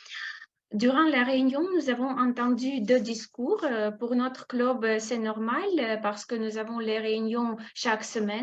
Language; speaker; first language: French; non-native, fluent; Russian